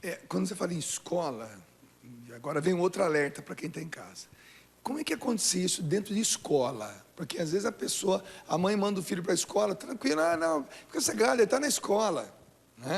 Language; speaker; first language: Portuguese; native; Portuguese